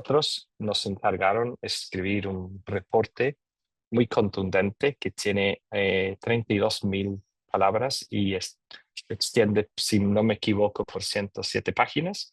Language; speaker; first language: Spanish; non-native, fluent; English